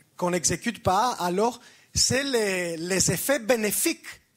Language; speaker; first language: French; non-native, fluent; Greek